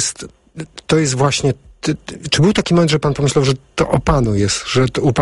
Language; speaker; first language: Polish; native; Polish